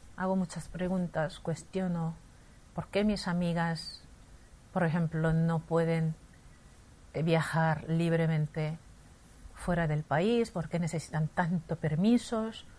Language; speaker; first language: Spanish; non-native, fluent; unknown